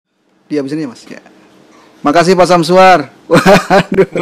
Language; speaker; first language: Indonesian; native; Indonesian